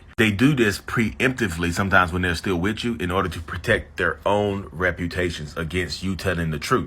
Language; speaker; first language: English; native; English